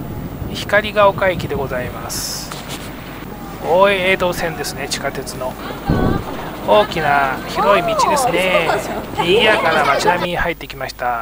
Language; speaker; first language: Japanese; native; Japanese